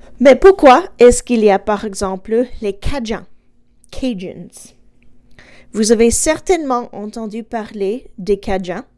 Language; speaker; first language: French; non-native, fluent; English